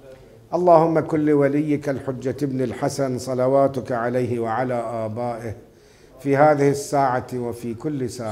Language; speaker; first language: Arabic; native; Arabic